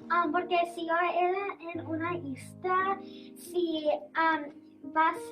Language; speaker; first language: Spanish; non-native, learner; English